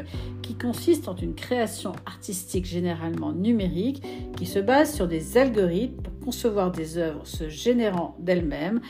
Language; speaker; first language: French; native; French